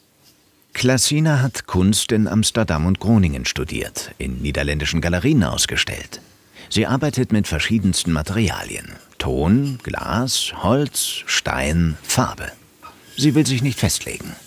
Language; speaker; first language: German; native; German